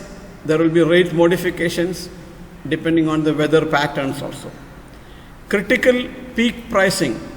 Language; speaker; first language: English; non-native, local second language; Malayalam